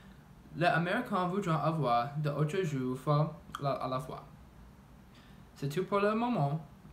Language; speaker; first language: French; non-native, learner; English